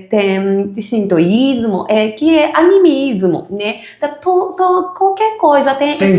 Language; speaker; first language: Portuguese; non-native, fluent; Japanese